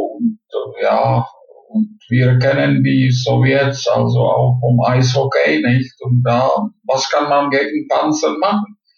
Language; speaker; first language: German; non-native, fluent; Czech